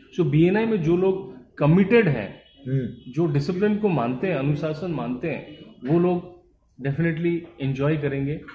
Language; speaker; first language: Hindi; non-native, local second language; Bangla